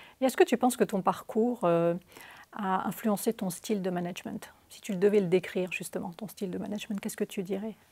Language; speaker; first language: French; native; French